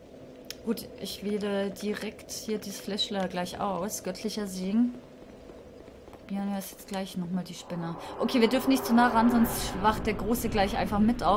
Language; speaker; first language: German; native; German